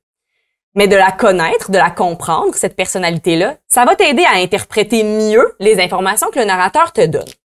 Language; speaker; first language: French; native; French